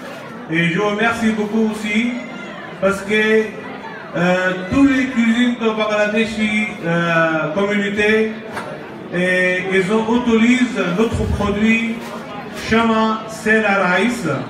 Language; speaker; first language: French; non-native, learner; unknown